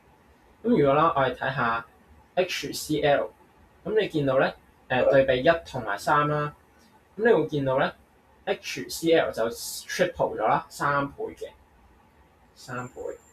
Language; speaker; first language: Cantonese; native; Cantonese